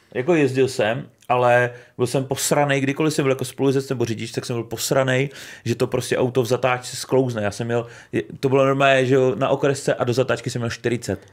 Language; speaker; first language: Czech; native; Czech